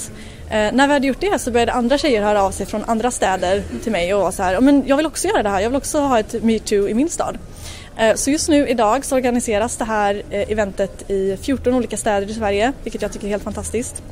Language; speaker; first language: Swedish; native; Swedish